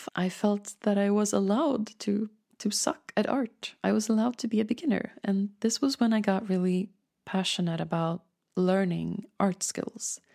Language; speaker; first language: English; non-native, fluent; Swedish